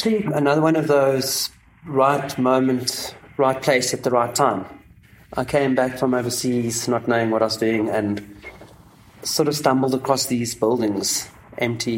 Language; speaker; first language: English; native; English